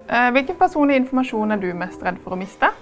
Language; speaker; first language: Norwegian; native; Norwegian